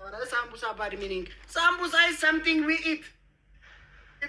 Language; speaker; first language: English; non-native, learner; Oromo